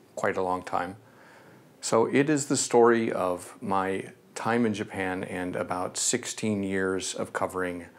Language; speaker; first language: English; native; English